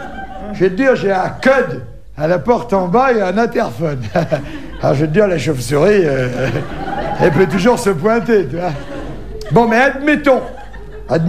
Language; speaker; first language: French; native; French